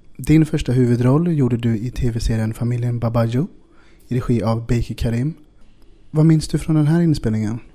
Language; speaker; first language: Swedish; native; Swedish